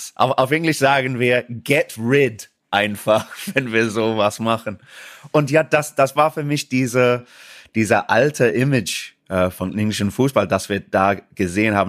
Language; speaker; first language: German; non-native, fluent; English